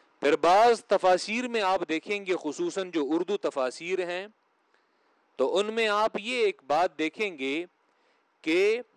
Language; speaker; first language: Urdu; non-native, local second language; Pashto